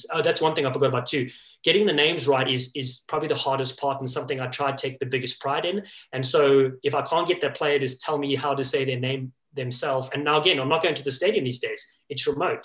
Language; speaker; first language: English; native; English